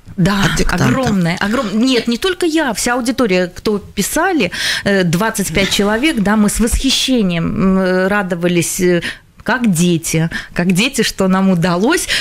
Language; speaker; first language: Russian; non-native, local second language; Latvian